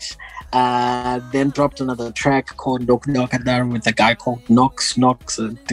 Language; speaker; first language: English; non-native, local second language; Shona